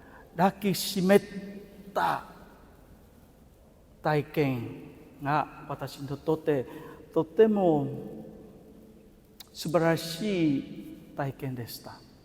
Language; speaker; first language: Japanese; non-native, fluent; Vietnamese